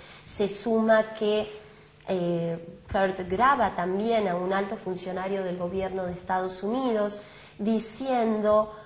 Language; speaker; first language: Spanish; native; Spanish